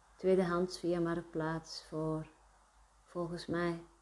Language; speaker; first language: Dutch; early bilingual, other home language; Arabic